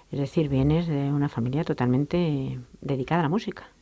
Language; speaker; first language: Spanish; native; Spanish